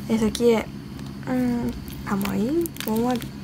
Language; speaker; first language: Portuguese; early bilingual, heritage; Portuguese